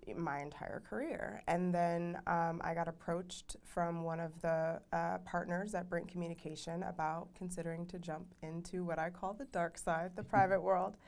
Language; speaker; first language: English; native; English